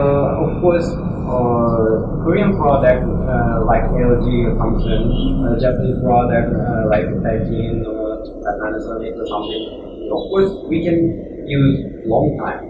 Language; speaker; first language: English; non-native, learner; Japanese